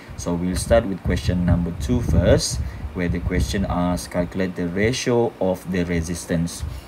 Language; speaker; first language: English; non-native, local second language; Malay